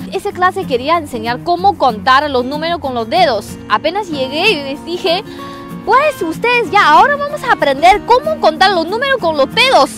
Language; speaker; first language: Spanish; non-native, fluent; Chinese